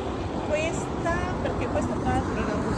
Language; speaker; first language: Italian; native; Italian